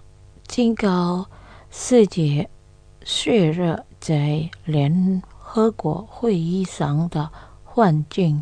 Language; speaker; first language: Chinese; non-native, learner; Indonesian